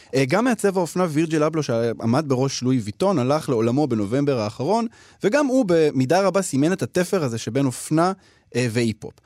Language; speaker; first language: Hebrew; native; Hebrew